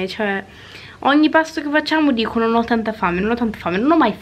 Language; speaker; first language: Italian; native; Italian